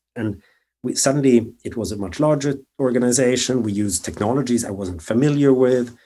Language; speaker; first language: English; non-native, fluent; Swedish